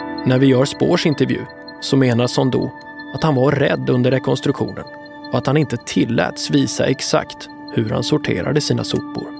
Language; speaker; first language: Swedish; native; Swedish